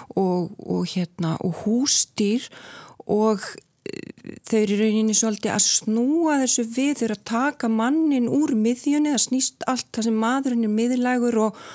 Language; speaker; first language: Icelandic; native; Icelandic